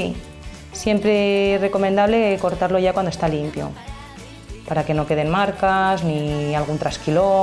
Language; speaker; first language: Spanish; native; Spanish